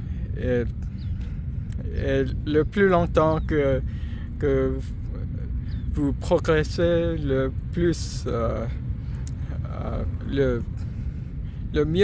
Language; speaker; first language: French; non-native, fluent; English